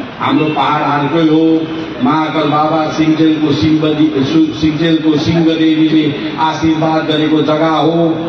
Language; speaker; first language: Nepali; native; Nepali